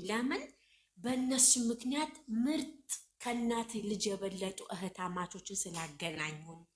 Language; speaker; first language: Amharic; native; Amharic